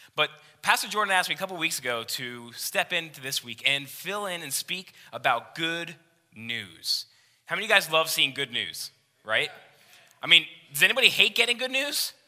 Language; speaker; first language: English; native; English